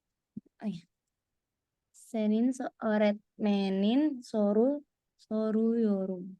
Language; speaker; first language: Turkish; non-native, learner; Indonesian